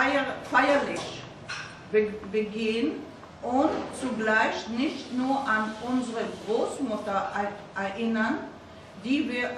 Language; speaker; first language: German; non-native, fluent; Hebrew